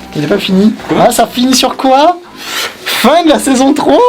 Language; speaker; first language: French; native; French